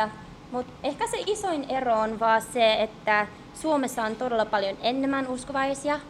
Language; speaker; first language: Finnish; early bilingual, heritage; English